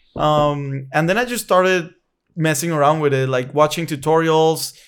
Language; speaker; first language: English; non-native, fluent; Spanish